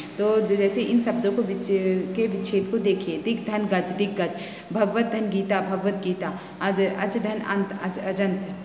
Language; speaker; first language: Hindi; native; Hindi